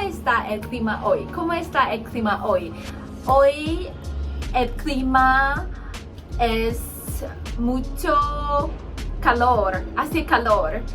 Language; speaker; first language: Spanish; non-native, learner; Chinese